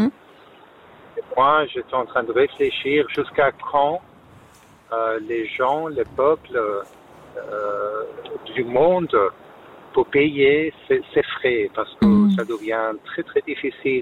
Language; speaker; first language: French; non-native, fluent; Persian